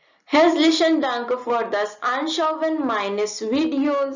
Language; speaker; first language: German; non-native, learner; Hindi